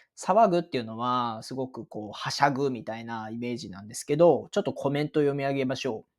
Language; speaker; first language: Japanese; native; Japanese